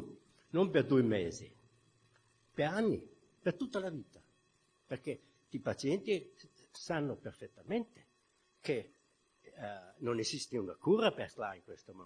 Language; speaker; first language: Italian; non-native, fluent; German